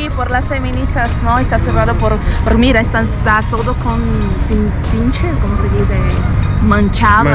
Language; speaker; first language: Spanish; non-native, fluent; Portuguese